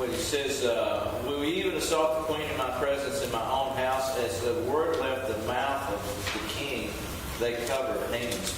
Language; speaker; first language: English; native; English